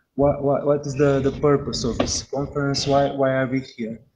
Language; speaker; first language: English; non-native, fluent; Romanian